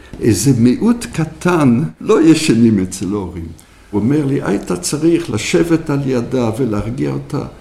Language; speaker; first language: Hebrew; early bilingual, other home language; French